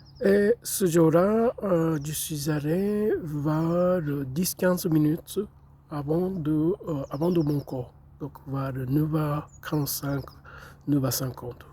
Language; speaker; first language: French; non-native, fluent; Japanese